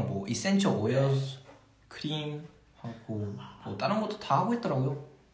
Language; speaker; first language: Korean; early bilingual, heritage; Korean